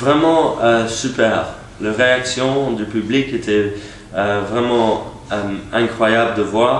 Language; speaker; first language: French; non-native, learner; English